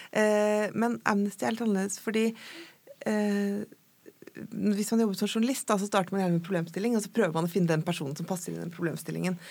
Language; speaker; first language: Norwegian; native; Norwegian